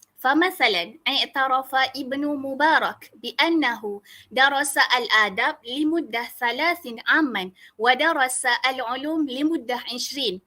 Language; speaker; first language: Arabic; non-native, learner; Malay